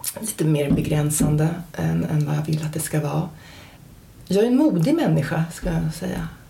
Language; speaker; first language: Swedish; early bilingual, heritage; Swedish